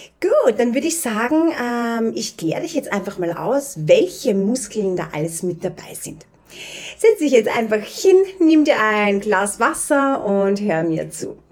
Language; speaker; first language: German; native; German